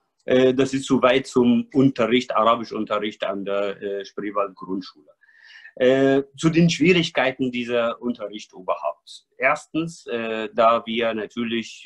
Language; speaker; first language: German; non-native, fluent; Arabic